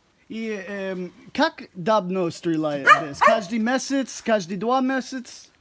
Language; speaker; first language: Russian; non-native, learner; English